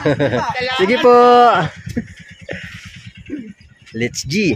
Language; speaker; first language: Filipino; native; Filipino